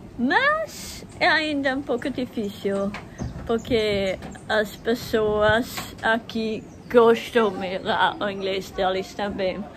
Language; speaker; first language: Portuguese; non-native, learner; German